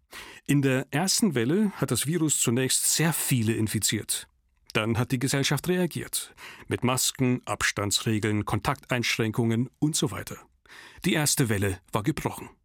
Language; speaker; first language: German; native; German